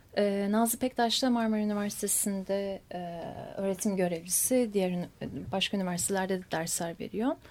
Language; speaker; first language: Turkish; native; Turkish